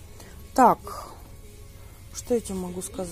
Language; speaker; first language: Russian; native; Russian